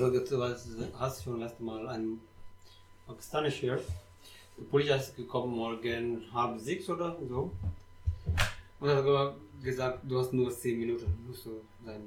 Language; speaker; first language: German; non-native, learner; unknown